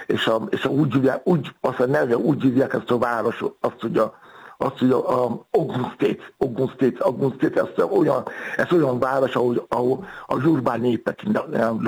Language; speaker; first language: Hungarian; non-native, fluent; Yoruba